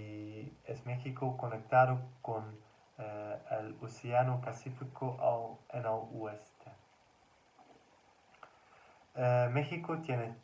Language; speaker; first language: Spanish; non-native, learner; Dutch